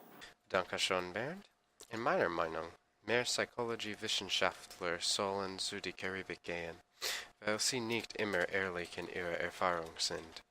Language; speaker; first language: German; non-native, learner; English